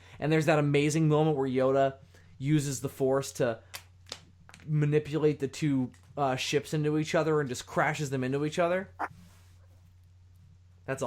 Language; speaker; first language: English; native; English